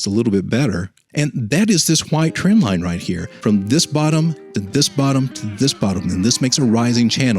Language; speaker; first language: English; native; English